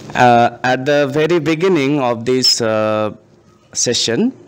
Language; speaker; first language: English; non-native, local second language; Bangla